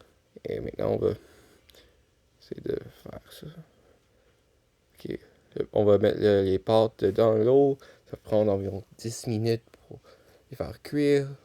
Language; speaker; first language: French; non-native, local second language; English